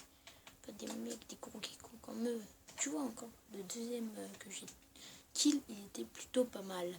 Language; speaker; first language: French; native; French